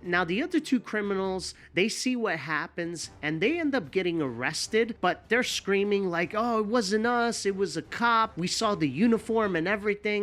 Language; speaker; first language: English; native; English